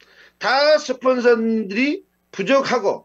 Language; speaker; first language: Korean; native; Korean